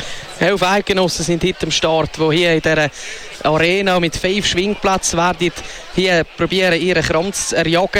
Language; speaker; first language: German; native; German